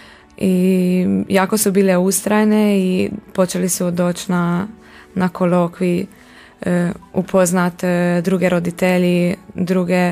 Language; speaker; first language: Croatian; non-native, local second language; Hungarian